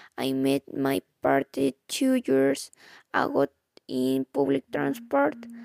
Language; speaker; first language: English; non-native, fluent; Spanish